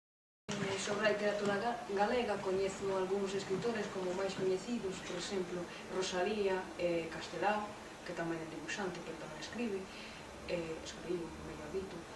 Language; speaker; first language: Galician; non-native, fluent; French